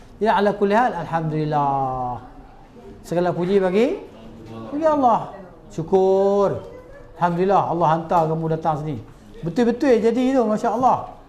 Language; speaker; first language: Malay; native; Malay